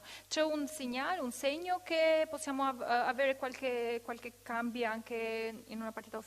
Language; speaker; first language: Italian; non-native, fluent; Albanian